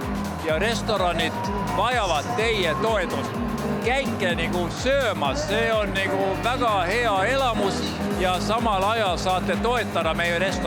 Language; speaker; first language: Estonian; non-native, fluent; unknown